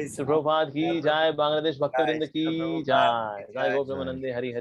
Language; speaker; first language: Hindi; native; Hindi